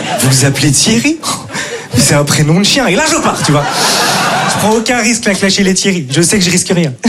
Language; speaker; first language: French; native; French